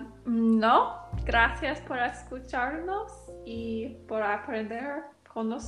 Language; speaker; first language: Spanish; non-native, learner; English